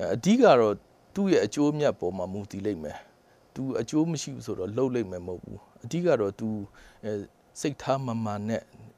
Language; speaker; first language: Burmese; non-native, local second language; Kachin